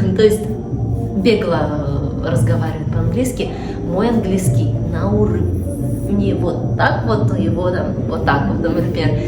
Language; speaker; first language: Russian; native; Russian